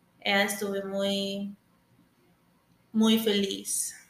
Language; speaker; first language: Spanish; early bilingual, heritage; English